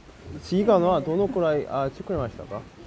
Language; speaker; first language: Japanese; non-native, learner; Korean